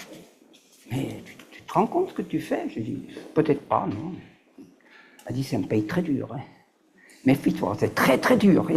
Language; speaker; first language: French; native; French